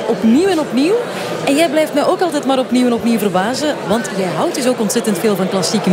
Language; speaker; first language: Dutch; native; Dutch